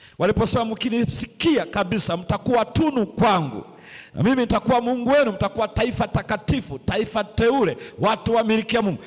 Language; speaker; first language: Swahili; native; Swahili